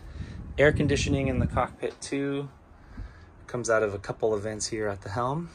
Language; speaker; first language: English; native; English